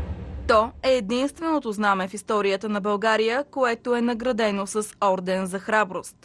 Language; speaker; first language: Bulgarian; native; Bulgarian